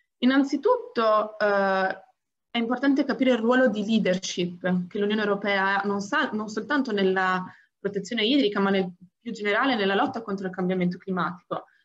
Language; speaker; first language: Italian; native; Italian